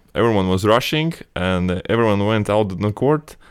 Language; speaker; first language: English; non-native, fluent; Latvian